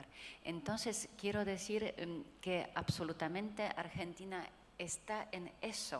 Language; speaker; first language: Spanish; non-native, fluent; Polish